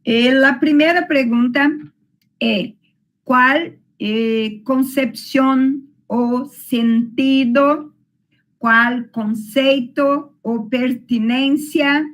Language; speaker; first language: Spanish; non-native, learner; Portuguese